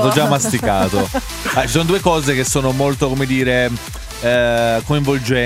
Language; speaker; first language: Italian; native; Italian